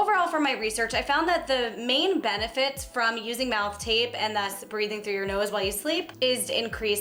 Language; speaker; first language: English; native; English